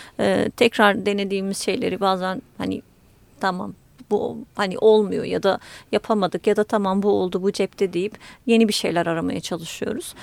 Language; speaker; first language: Turkish; native; Turkish